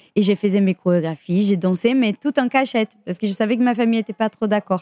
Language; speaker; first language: French; non-native, fluent; Portuguese